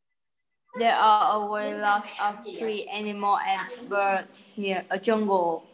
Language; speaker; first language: English; non-native, learner; Vietnamese